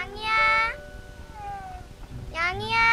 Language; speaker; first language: Korean; native; Korean